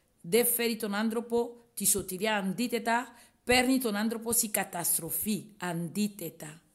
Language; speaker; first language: Greek; non-native, learner; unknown